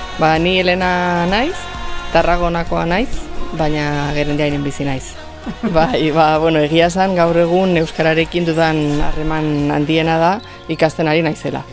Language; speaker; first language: Basque; non-native, learner; Catalan